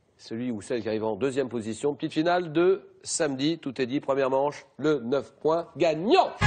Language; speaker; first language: French; native; French